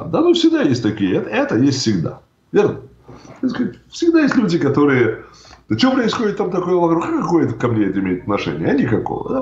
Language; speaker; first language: Russian; native; Russian